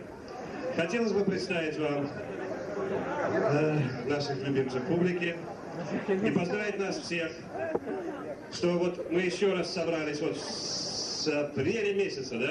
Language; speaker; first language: Russian; native; Russian